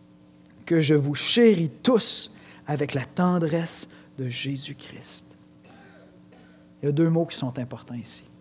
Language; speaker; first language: French; native; French